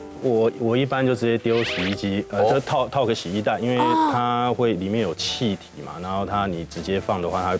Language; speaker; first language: Chinese; native; Chinese